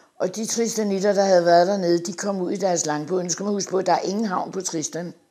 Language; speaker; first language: Danish; native; Danish